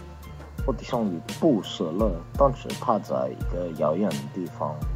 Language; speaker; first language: Chinese; non-native, learner; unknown